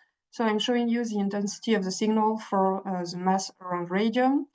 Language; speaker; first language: English; non-native, fluent; French